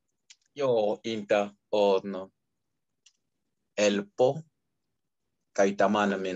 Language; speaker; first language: Finnish; non-native, learner; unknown